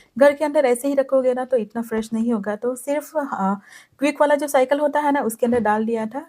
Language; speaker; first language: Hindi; non-native, local second language; Gujarati